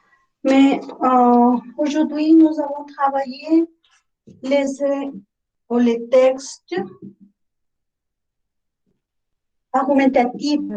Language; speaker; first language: French; non-native, learner; Spanish